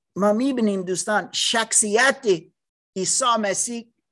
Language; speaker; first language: Persian; non-native, learner; English